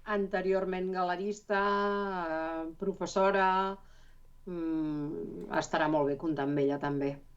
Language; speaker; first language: Catalan; native; Catalan